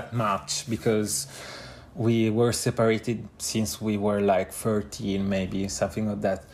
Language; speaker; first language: English; non-native, fluent; Italian